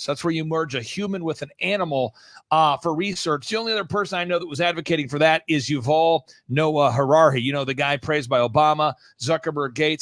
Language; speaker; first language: English; native; English